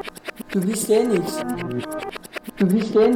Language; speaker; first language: German; non-native, learner; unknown